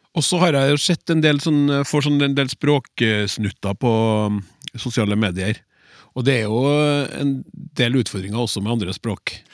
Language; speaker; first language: Norwegian; native; Norwegian